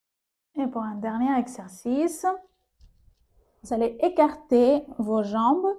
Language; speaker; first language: French; native; French